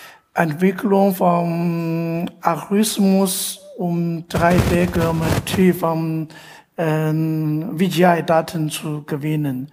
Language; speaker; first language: German; non-native, learner; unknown